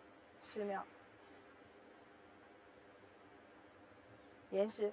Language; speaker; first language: Chinese; native; Chinese